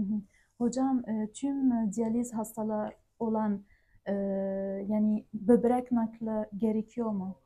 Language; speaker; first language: Turkish; non-native, fluent; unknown